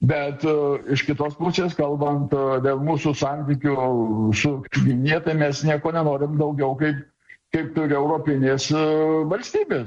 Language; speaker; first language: Lithuanian; native; Lithuanian